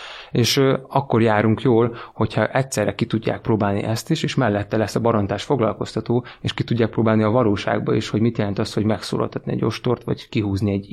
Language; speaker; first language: Hungarian; native; Hungarian